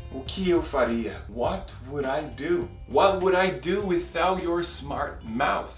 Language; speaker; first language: English; non-native, fluent; Portuguese